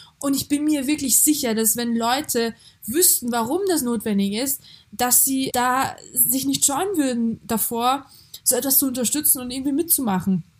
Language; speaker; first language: German; early bilingual, other home language; Georgian